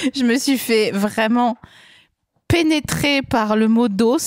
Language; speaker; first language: French; native; French